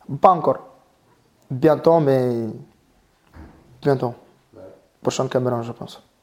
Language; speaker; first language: French; non-native, learner; Mongolian